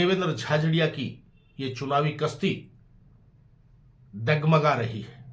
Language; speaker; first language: Hindi; native; Hindi